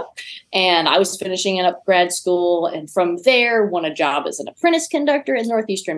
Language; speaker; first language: English; native; English